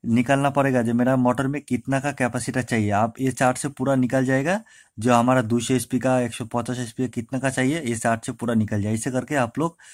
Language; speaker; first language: Hindi; non-native, local second language; Bangla